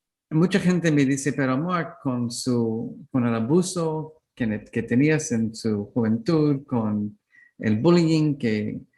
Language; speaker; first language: Spanish; non-native, learner; English